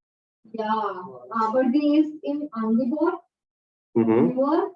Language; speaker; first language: German; non-native, learner; Hindi